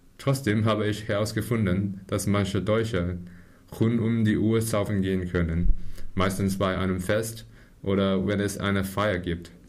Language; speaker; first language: German; non-native, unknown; Cantonese